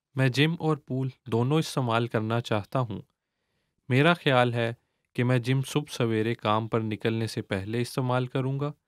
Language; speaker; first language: Urdu; native; Urdu